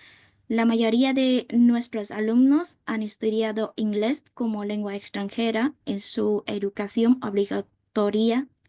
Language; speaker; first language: Spanish; non-native, fluent; Vietnamese